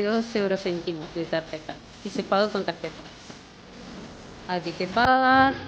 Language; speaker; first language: Spanish; non-native, fluent; Russian